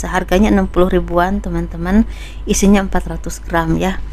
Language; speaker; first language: Indonesian; native; Indonesian